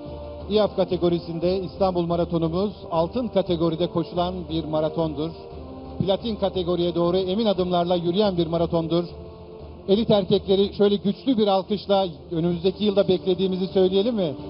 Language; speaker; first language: Turkish; native; Turkish